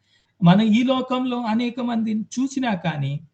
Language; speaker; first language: Telugu; native; Telugu